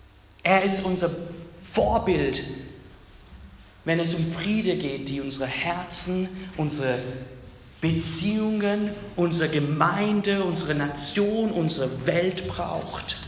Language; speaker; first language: German; non-native, fluent; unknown